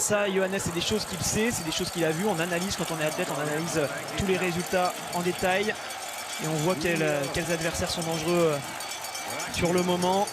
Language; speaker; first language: French; native; French